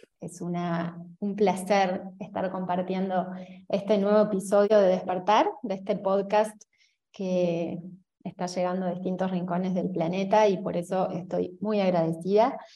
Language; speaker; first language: Spanish; native; Spanish